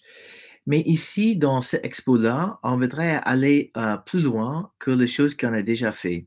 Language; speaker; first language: French; non-native, fluent; English